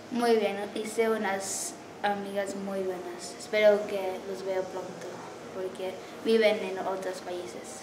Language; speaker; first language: Spanish; early bilingual, heritage; English